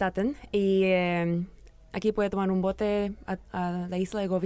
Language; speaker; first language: Spanish; early bilingual, heritage; English